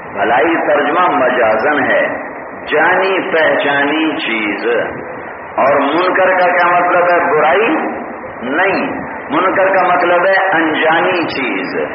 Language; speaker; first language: Urdu; non-native, local second language; Punjabi